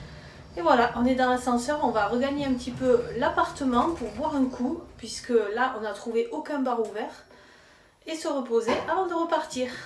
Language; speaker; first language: French; native; French